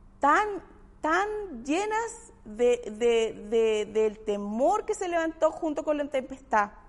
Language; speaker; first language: Spanish; native; Spanish